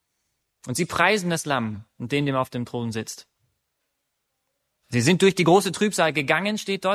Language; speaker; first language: German; native; German